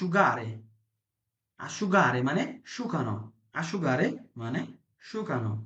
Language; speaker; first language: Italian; non-native, fluent; Bangla